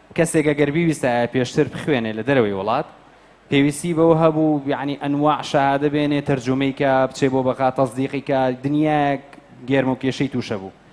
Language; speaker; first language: Central Kurdish; native; Central Kurdish